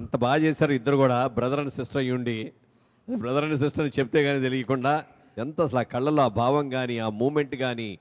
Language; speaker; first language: Telugu; native; Telugu